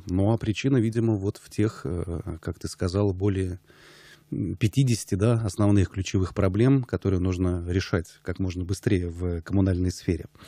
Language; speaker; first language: Russian; native; Russian